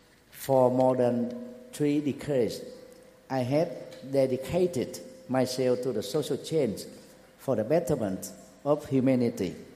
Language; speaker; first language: English; non-native, fluent; Vietnamese